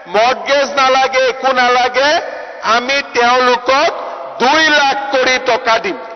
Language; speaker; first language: Assamese; native; Assamese